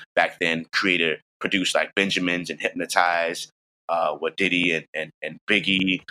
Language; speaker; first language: English; native; English